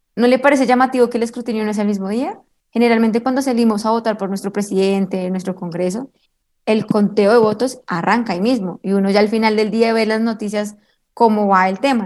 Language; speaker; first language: Spanish; native; Spanish